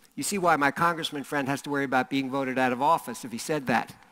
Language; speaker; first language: English; native; English